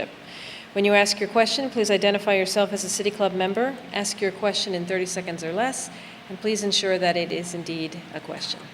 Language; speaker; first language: English; native; English